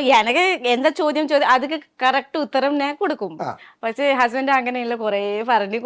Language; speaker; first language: Malayalam; non-native, learner; Nepali